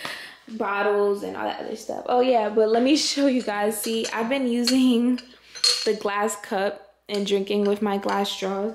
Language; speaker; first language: English; native; English